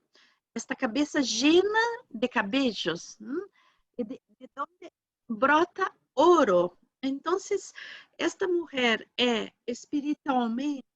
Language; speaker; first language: Spanish; non-native, learner; Portuguese